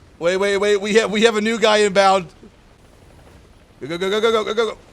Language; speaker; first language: English; native; English